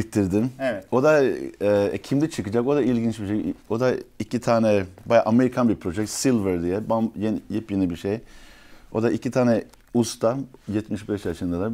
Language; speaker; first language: Turkish; early bilingual, heritage; Turkish